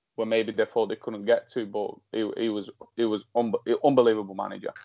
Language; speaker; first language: English; early bilingual, other home language; Slovak